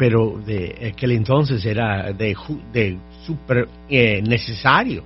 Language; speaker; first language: Spanish; non-native, fluent; English